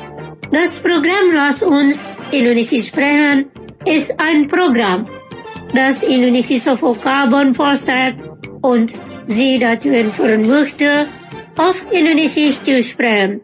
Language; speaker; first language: German; non-native, fluent; Indonesian